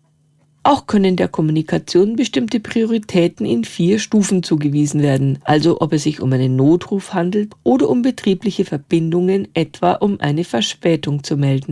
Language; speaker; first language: German; native; German